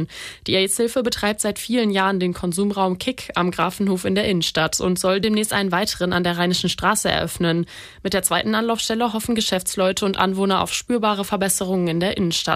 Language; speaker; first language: German; native; German